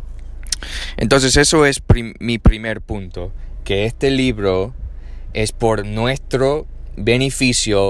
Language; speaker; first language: Spanish; non-native, learner; English